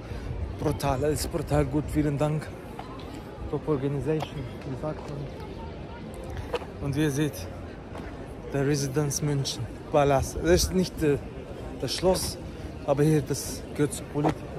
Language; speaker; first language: German; non-native, learner; Arabic